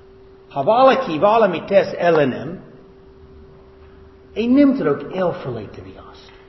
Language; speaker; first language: Hungarian; non-native, fluent; English